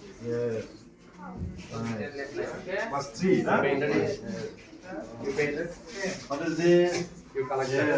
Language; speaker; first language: English; non-native, local second language; Bodo